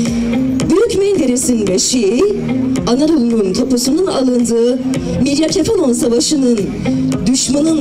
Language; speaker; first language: Turkish; native; Turkish